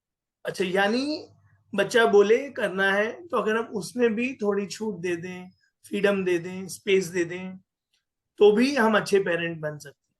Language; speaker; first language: Hindi; native; Hindi